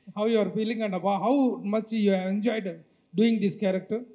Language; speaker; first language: Telugu; native; Telugu